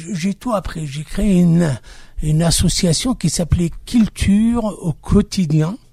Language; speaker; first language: French; non-native, local second language; Kabyle